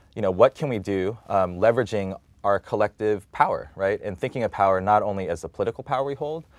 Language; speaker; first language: English; native; English